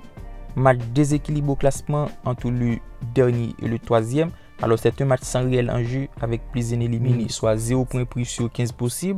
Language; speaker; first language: French; native; French